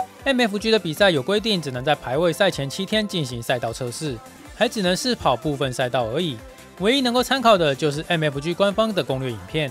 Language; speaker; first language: Chinese; native; Chinese